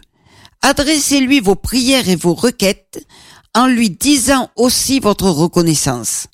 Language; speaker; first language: French; native; French